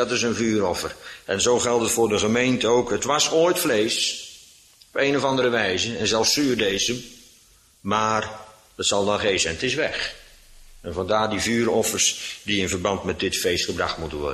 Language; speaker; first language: Dutch; native; Dutch